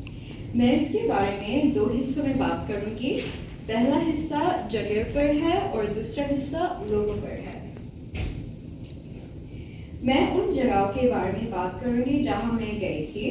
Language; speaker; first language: Hindi; non-native, learner; Bangla